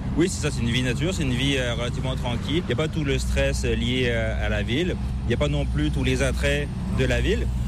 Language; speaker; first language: French; native; French